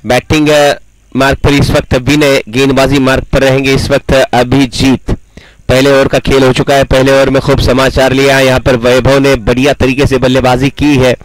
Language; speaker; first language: Hindi; non-native, local second language; Marathi